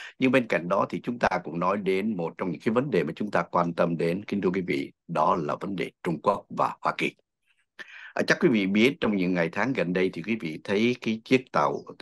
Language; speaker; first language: Vietnamese; native; Vietnamese